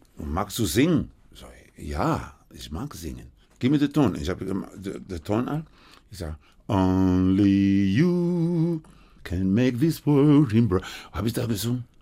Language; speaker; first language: German; non-native, fluent; Spanish